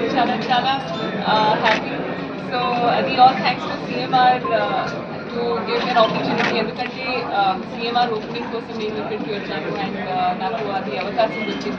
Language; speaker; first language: Telugu; non-native, learner; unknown